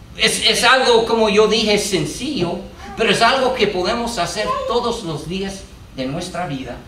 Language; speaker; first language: Spanish; non-native, fluent; English